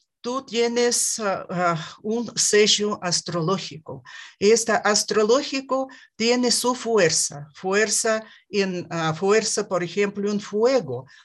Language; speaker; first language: Spanish; non-native, learner; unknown